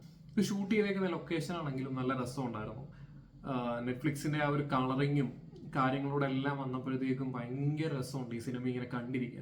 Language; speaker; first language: Malayalam; native; Malayalam